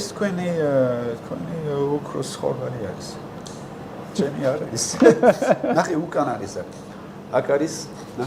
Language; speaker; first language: Georgian; non-native, learner; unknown